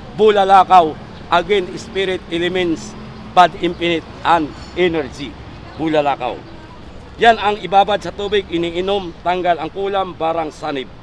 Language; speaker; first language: Filipino; native; Filipino